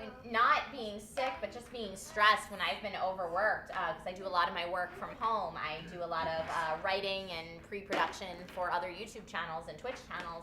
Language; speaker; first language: English; native; English